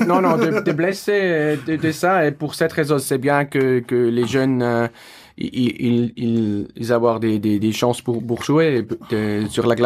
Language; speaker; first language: French; non-native, local second language; German